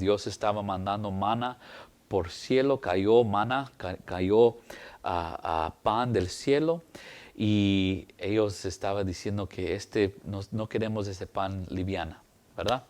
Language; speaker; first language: Spanish; early bilingual, heritage; English